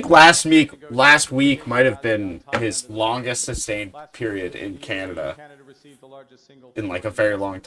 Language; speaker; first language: English; native; English